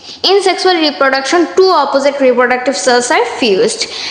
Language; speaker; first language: English; non-native, local second language; Bangla